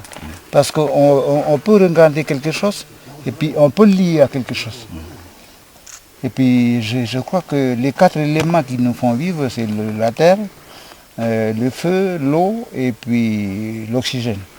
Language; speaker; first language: French; non-native, local second language; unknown